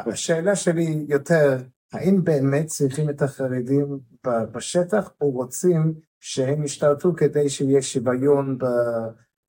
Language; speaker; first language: Hebrew; non-native, fluent; English